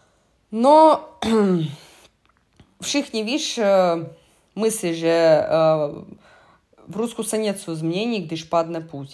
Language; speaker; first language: Czech; non-native, fluent; Russian